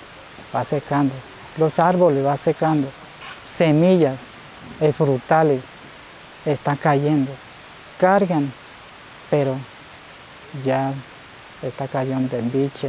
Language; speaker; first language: Spanish; non-native, local second language; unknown